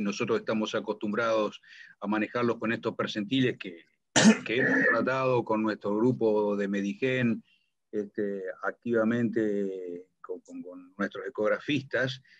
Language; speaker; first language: Spanish; native; Spanish